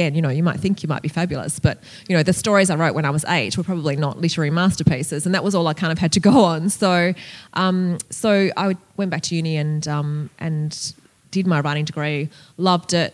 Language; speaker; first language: English; native; English